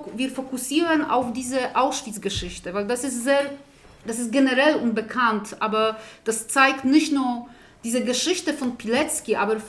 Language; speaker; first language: German; non-native, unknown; Polish